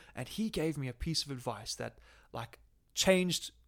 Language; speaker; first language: English; native; English